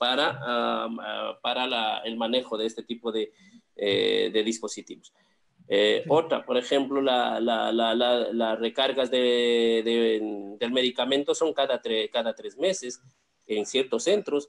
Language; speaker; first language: Spanish; native; Spanish